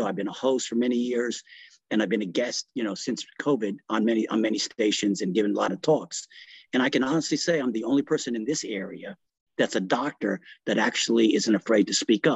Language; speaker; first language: English; early bilingual, other home language; Italian